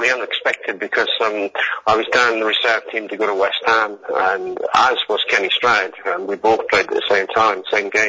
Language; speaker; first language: English; native; English